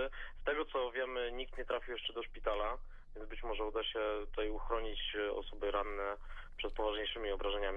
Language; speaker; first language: Polish; native; Polish